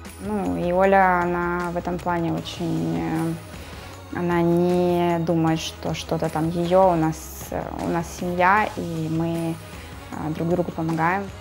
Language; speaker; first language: Russian; native; Russian